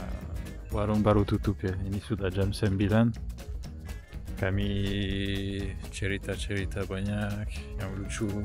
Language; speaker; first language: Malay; non-native, learner; French